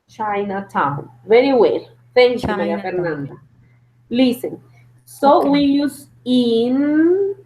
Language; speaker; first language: English; non-native, fluent; Spanish